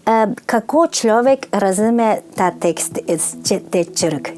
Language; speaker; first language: Slovenian; non-native, fluent; Japanese